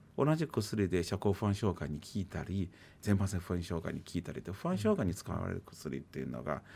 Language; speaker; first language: Japanese; native; Japanese